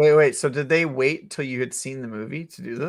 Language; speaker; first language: English; native; English